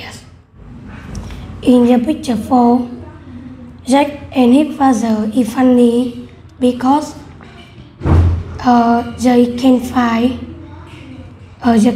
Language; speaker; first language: English; non-native, learner; Vietnamese